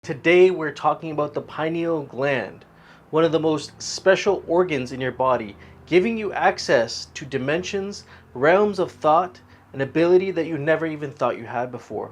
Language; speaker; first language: English; native; English